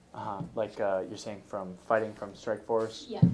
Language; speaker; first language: English; native; English